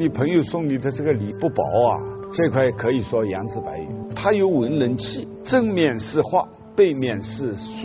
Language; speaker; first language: Chinese; native; Chinese